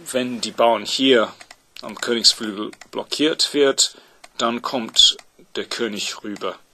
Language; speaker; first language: German; non-native, fluent; English